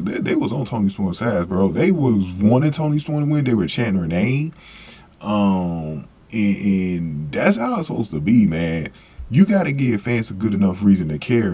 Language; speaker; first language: English; native; English